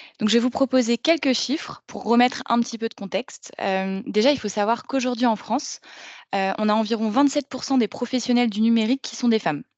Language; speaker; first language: French; native; French